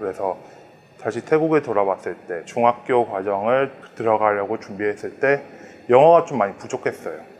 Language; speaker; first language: Korean; early bilingual, heritage; Korean